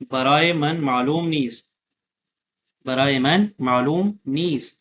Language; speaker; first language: Persian; non-native, fluent; Urdu